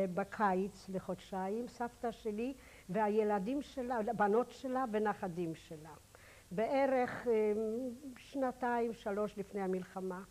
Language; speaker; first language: Hebrew; non-native, fluent; Polish